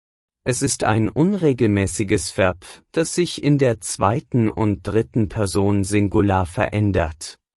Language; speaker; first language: German; non-native, fluent; Persian